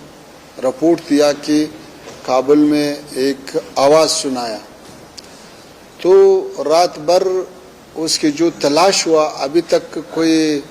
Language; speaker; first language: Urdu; non-native, fluent; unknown